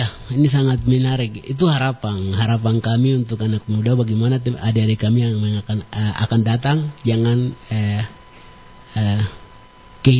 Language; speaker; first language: Indonesian; non-native, local second language; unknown